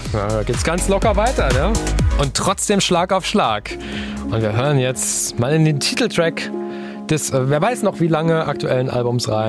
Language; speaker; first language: German; native; German